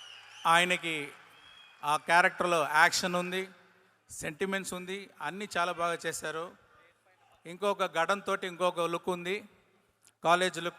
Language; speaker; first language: Telugu; non-native, learner; Tamil